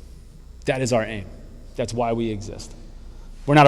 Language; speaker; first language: English; native; English